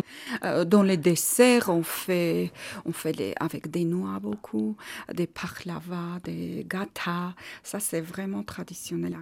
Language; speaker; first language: French; non-native, fluent; Armenian